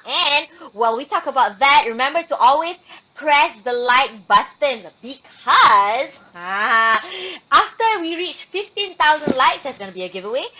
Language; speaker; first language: English; non-native, local second language; Malay